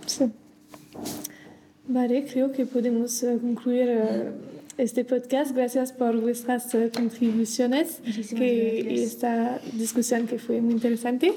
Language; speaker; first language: Spanish; non-native, learner; French